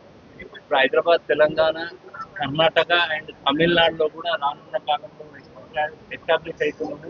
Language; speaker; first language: Telugu; native; Telugu